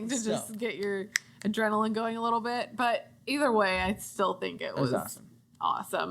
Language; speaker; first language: English; native; English